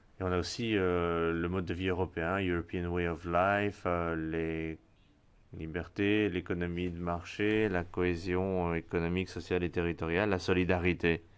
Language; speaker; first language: French; non-native, fluent; Spanish